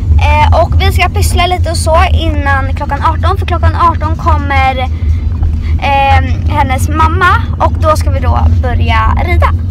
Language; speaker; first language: Swedish; native; Swedish